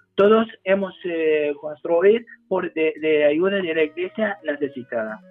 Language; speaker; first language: Spanish; non-native, fluent; Arabic